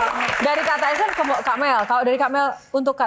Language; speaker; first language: Indonesian; native; Indonesian